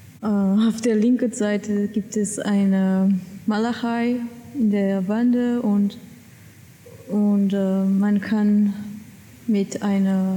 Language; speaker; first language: German; non-native, learner; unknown